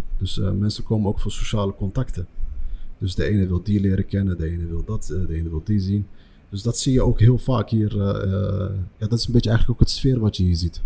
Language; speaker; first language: Dutch; early bilingual, other home language; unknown